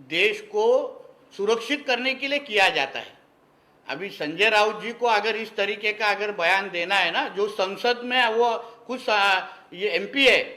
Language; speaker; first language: Hindi; non-native, local second language; Marathi